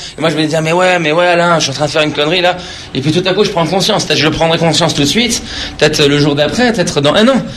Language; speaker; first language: French; non-native, fluent; Persian